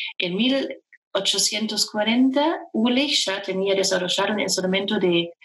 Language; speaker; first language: Spanish; non-native, fluent; German